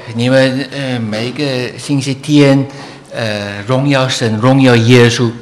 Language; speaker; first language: Chinese; non-native, learner; English